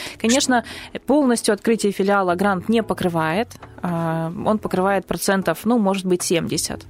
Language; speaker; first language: Russian; native; Russian